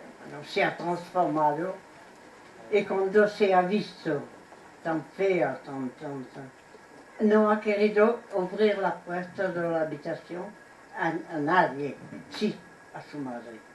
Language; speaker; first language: Spanish; non-native, fluent; French